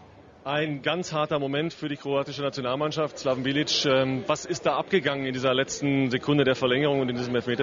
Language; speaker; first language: German; native; German